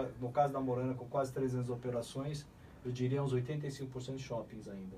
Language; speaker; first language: Portuguese; early bilingual, other home language; Korean